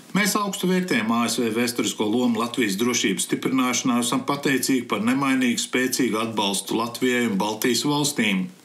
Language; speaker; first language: Latvian; early bilingual, heritage; Latvian